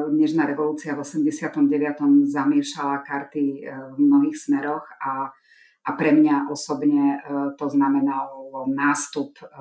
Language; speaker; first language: Slovak; non-native, local second language; Hungarian